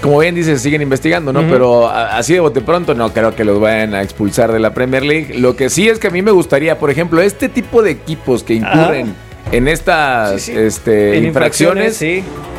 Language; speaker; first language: Spanish; native; Spanish